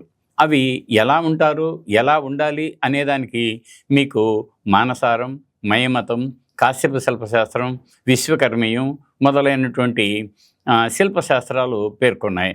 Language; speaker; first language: Telugu; native; Telugu